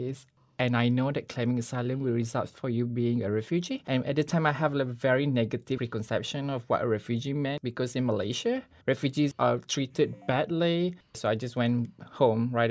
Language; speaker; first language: English; non-native, local second language; Malay